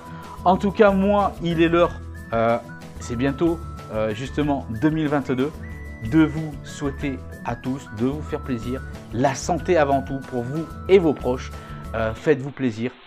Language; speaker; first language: French; native; French